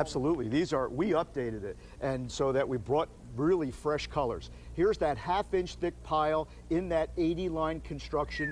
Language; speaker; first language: English; native; English